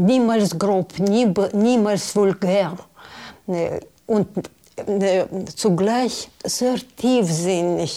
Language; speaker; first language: German; non-native, fluent; Russian